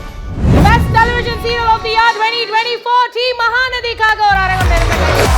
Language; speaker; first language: Tamil; native; Tamil